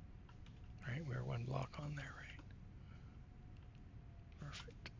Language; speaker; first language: English; native; English